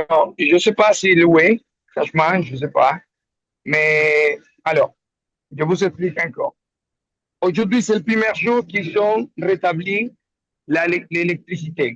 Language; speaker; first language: French; non-native, learner; Spanish